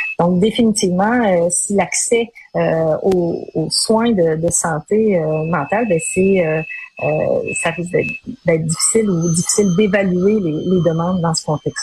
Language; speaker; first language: French; native; French